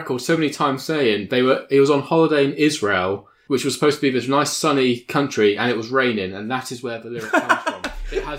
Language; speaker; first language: English; native; English